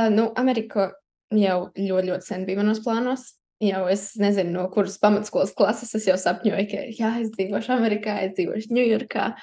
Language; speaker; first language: Latvian; native; Latvian